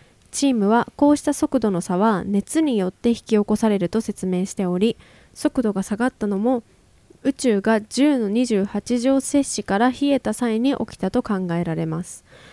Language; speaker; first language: Japanese; native; Japanese